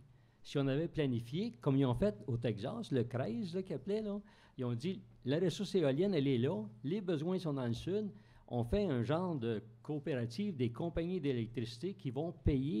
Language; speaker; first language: French; native; French